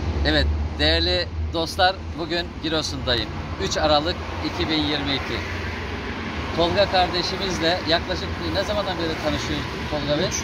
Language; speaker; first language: Turkish; native; Turkish